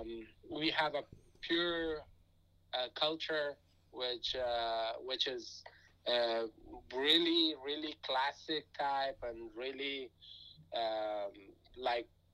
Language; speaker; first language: English; non-native, fluent; Persian